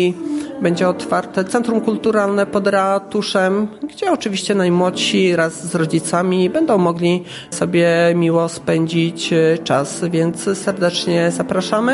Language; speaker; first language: Polish; native; Polish